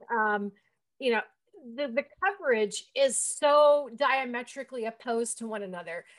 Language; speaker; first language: English; native; English